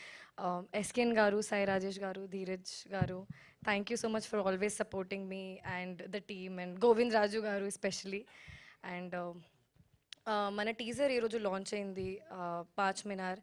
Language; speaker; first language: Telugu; non-native, learner; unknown